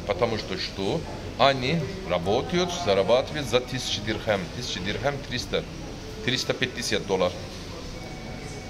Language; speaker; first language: Russian; non-native, learner; Turkish